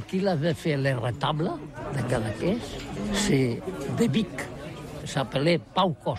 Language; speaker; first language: French; non-native, learner; Catalan